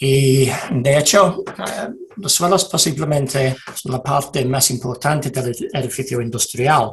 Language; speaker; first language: Spanish; non-native, fluent; English